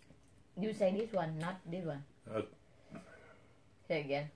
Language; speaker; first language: English; non-native, learner; Vietnamese